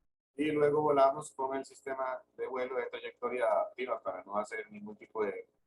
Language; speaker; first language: Spanish; native; Spanish